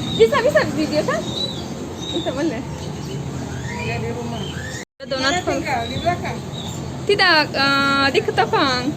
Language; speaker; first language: Indonesian; non-native, learner; Turkish